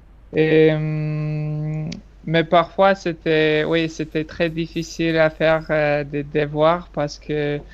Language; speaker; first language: French; non-native, fluent; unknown